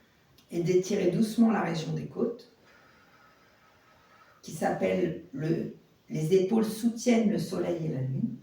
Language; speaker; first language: French; native; French